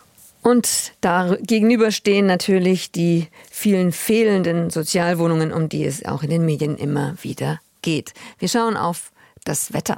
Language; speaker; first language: German; native; German